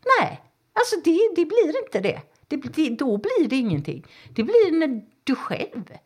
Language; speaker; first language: Swedish; native; Swedish